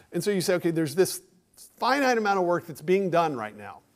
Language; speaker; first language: English; native; English